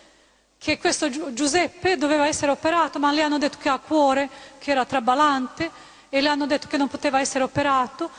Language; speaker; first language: Italian; non-native, fluent; Croatian